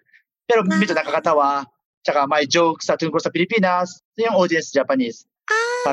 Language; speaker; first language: Filipino; non-native, learner; Japanese